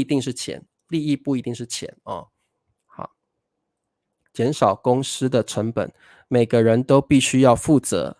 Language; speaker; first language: Chinese; native; Chinese